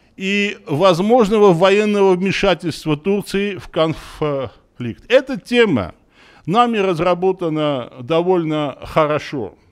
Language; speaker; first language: Russian; non-native, local second language; Armenian